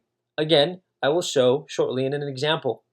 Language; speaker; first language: English; native; English